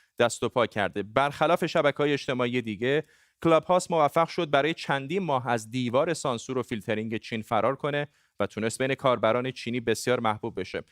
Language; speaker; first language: Persian; non-native, local second language; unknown